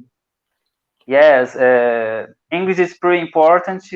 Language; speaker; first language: English; non-native, learner; Portuguese